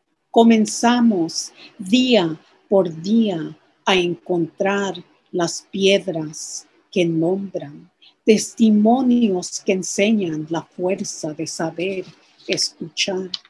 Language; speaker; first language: Spanish; early bilingual, heritage; Spanish